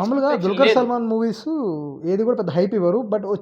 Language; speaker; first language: Telugu; native; Telugu